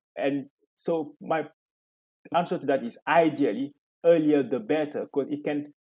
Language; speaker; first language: English; non-native, fluent; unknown